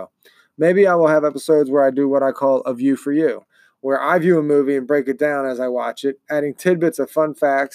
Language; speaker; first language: English; native; English